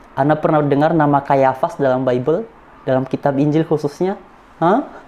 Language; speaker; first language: Indonesian; non-native, local second language; Nias